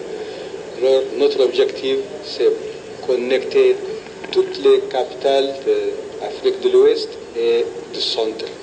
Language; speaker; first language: French; non-native, fluent; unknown